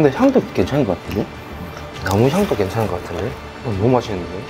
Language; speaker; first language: Korean; native; Korean